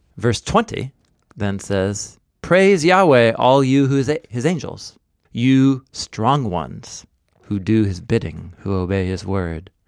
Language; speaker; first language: English; native; English